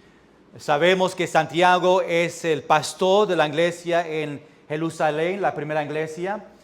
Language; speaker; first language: Spanish; early bilingual, heritage; English